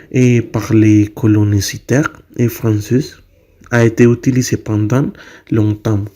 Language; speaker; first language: French; non-native, learner; Spanish